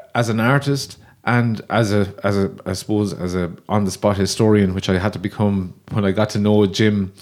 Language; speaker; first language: English; native; English